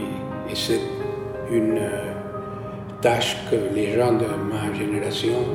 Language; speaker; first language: French; non-native, fluent; Spanish